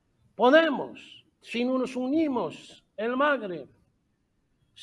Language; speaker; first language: Spanish; non-native, fluent; Arabic